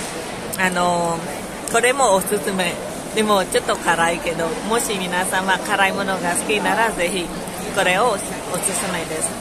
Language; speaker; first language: Japanese; non-native, local second language; Khmer